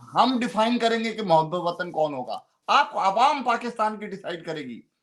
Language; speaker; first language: Urdu; non-native, local second language; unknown